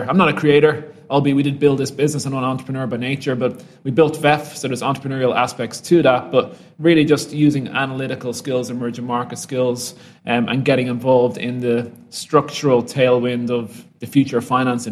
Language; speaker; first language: English; native; English